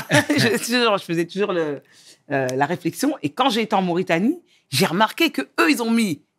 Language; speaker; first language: French; native; French